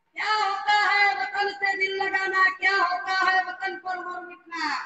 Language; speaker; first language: Hindi; non-native, local second language; Marathi